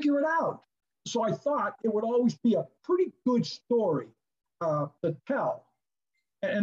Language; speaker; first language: English; native; English